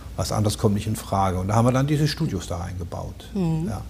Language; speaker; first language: German; native; German